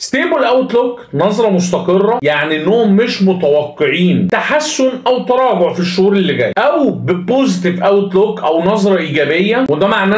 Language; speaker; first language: Arabic; native; Arabic